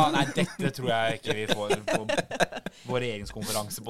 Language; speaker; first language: Norwegian; native; Norwegian